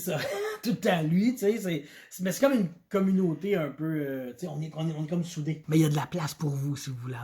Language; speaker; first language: French; native; French